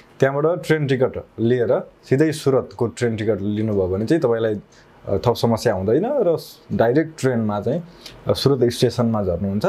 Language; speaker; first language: Nepali; native; Nepali